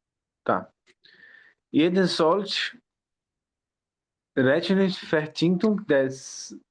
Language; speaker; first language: German; non-native, learner; Portuguese